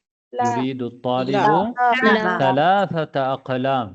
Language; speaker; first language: Arabic; non-native, fluent; Tamil